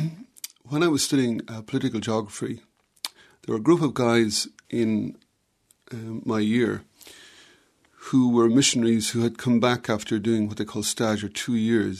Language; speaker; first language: English; native; English